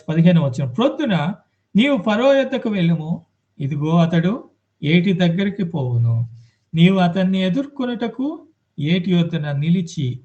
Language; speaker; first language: Telugu; native; Telugu